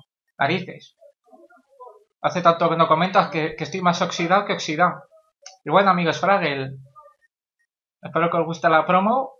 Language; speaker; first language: Spanish; native; Spanish